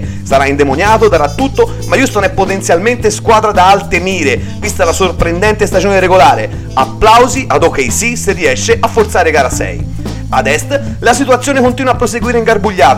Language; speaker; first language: Italian; native; Italian